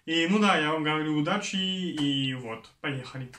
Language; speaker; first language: Russian; non-native, learner; French